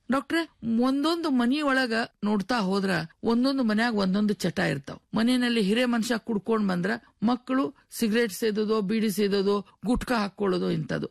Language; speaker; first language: Kannada; native; Kannada